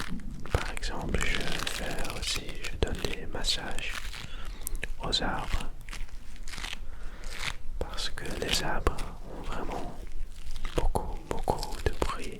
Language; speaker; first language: French; non-native, learner; Dutch